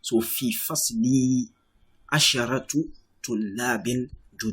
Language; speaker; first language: Arabic; non-native, fluent; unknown